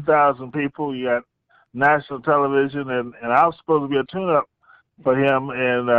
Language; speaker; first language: English; native; English